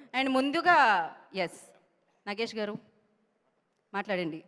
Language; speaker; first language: Telugu; native; Telugu